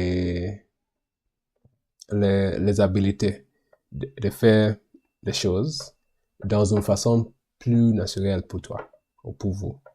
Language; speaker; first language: French; non-native, learner; English